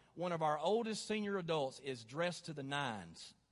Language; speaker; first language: English; native; English